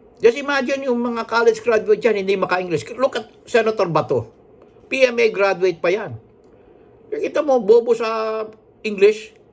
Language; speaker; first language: Filipino; non-native, local second language; Hiligaynon